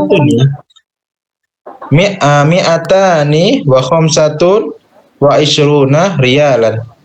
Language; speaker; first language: Arabic; non-native, fluent; Indonesian